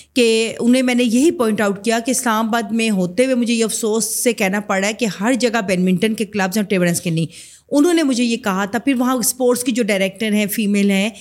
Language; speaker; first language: Urdu; native; Urdu